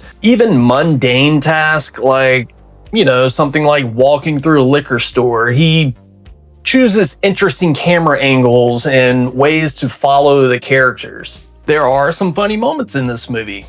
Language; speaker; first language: English; native; English